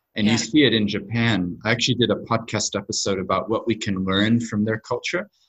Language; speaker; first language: English; native; English